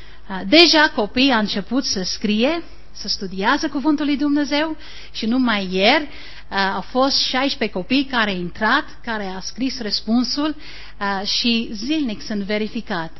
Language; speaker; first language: Romanian; non-native, learner; English